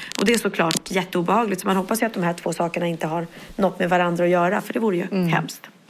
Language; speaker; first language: Swedish; native; Swedish